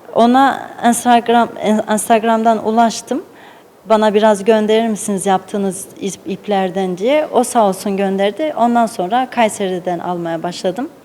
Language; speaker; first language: Turkish; early bilingual, heritage; Turkish